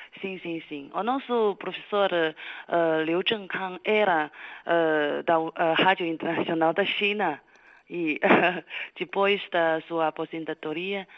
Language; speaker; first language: Portuguese; non-native, fluent; Chinese